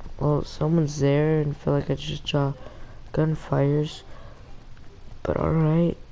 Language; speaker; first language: English; native; English